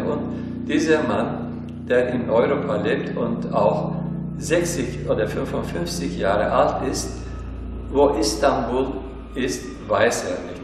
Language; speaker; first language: German; non-native, fluent; Turkish